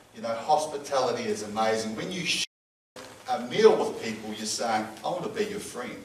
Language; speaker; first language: English; native; English